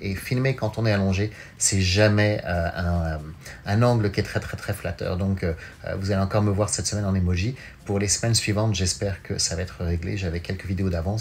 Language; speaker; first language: French; native; French